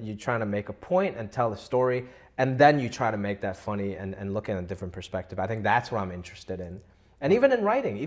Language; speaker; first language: English; non-native, local second language; Wu Chinese